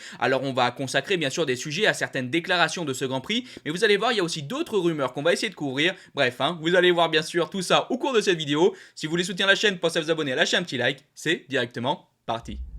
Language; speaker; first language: French; native; French